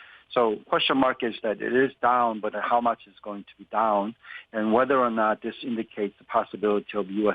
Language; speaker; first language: English; non-native, fluent; Korean